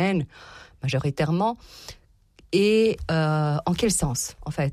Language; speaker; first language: French; non-native, fluent; Serbian